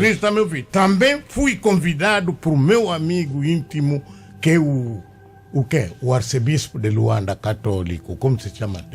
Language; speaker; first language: Portuguese; non-native, local second language; Kongo